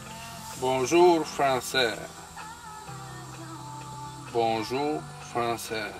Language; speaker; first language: French; non-native, learner; Polish